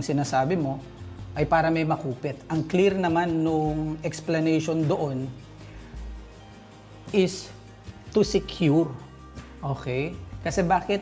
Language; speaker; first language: Filipino; native; Filipino